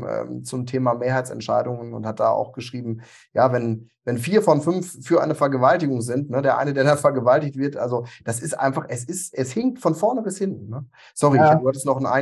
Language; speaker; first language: German; native; German